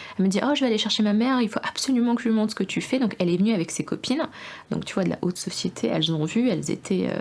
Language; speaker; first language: French; early bilingual, other home language; Russian